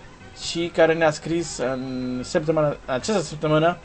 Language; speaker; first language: Romanian; non-native, learner; Portuguese